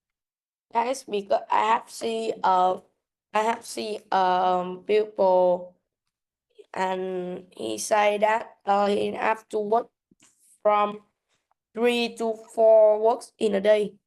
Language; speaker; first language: English; non-native, learner; Vietnamese